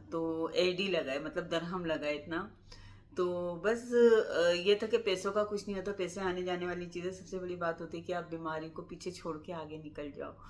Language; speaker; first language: Urdu; native; Urdu